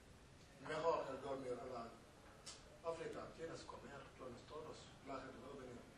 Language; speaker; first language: Spanish; non-native, learner; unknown